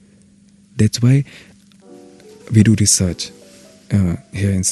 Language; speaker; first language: English; non-native, local second language; Hindi